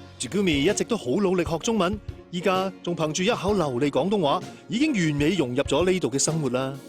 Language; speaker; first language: Cantonese; native; Cantonese